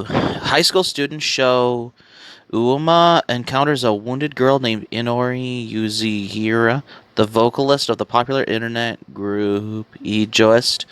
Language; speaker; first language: English; native; English